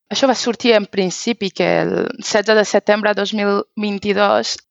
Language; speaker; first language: Catalan; non-native, fluent; Persian